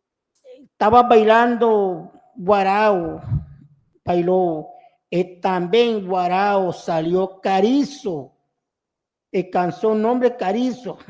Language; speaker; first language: Spanish; non-native, local second language; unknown